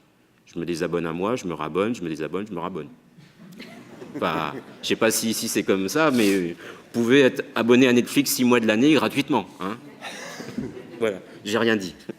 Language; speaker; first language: French; native; French